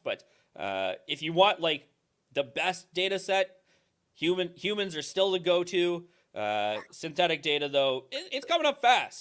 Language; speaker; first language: English; native; English